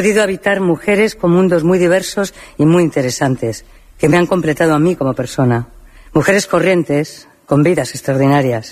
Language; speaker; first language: Spanish; native; Spanish